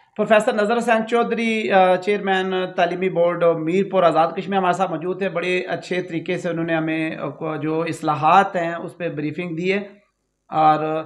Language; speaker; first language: Urdu; non-native, local second language; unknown